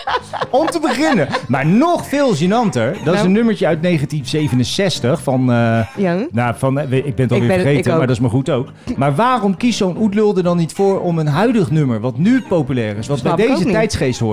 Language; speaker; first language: Dutch; native; Dutch